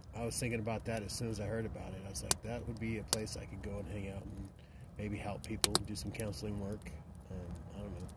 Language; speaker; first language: English; native; English